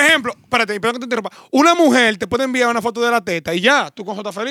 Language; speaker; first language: Spanish; native; Spanish